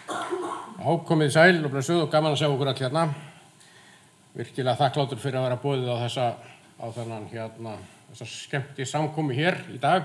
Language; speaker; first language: Icelandic; native; Icelandic